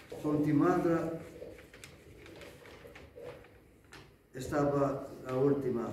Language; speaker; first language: Spanish; non-native, learner; Greek